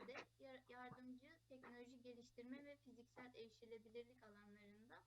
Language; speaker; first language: Turkish; native; Turkish